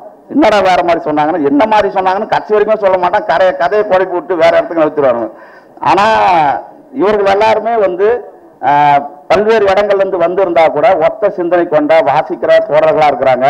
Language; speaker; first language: Tamil; native; Tamil